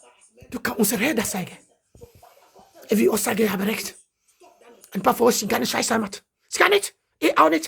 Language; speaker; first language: German; non-native, learner; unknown